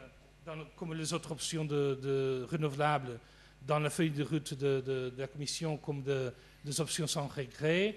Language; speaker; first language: French; non-native, fluent; Portuguese